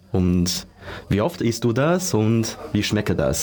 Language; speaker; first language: German; non-native, learner; Chinese